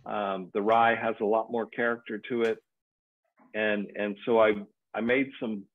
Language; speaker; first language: English; native; English